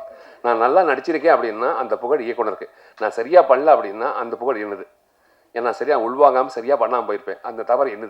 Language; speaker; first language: Tamil; native; Tamil